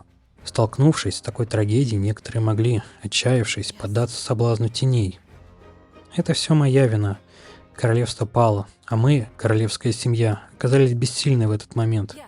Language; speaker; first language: Russian; native; Russian